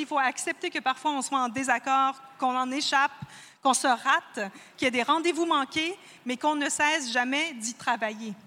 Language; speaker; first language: French; native; French